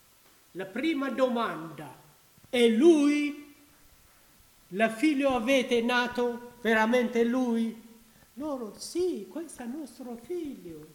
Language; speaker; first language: Italian; non-native, learner; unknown